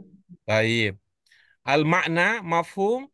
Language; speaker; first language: Arabic; non-native, learner; Indonesian